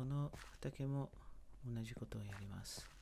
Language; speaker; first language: Japanese; non-native, learner; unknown